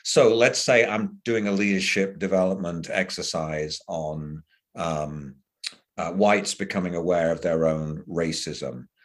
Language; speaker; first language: English; native; English